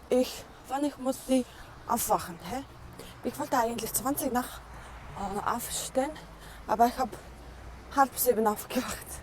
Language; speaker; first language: German; non-native, learner; Mongolian